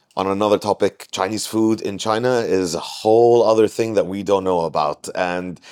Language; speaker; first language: English; non-native, fluent; Arabic